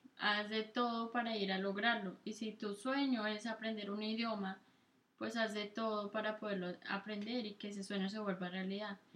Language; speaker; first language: Spanish; native; Spanish